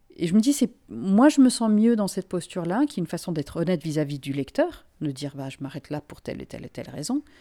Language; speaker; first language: French; non-native, local second language; Finnish